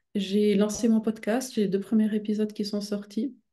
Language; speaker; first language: French; native; French